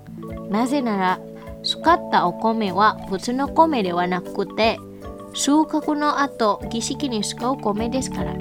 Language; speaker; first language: Japanese; non-native, fluent; Indonesian